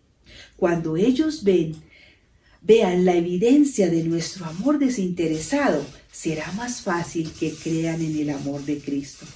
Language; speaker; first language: Spanish; native; Spanish